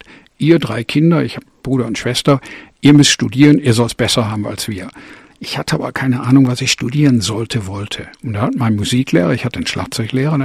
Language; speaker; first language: German; native; German